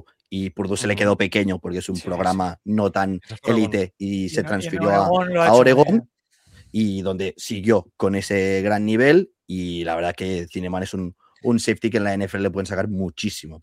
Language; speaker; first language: Spanish; native; Spanish